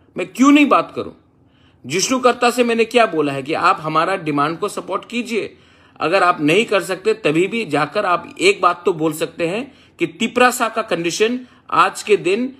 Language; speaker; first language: Hindi; non-native, local second language; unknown